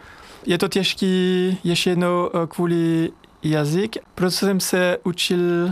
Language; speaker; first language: Czech; non-native, learner; French